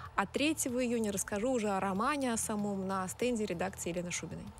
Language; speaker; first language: Russian; native; Russian